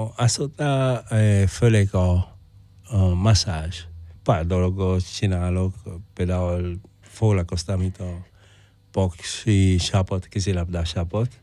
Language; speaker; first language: Hungarian; non-native, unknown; Spanish